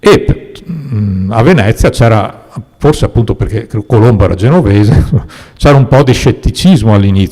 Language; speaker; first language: Italian; native; Italian